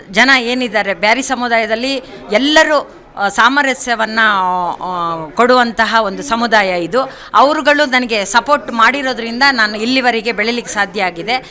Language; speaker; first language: Kannada; non-native, local second language; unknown